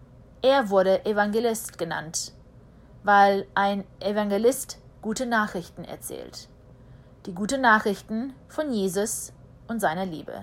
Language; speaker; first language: German; early bilingual, heritage; German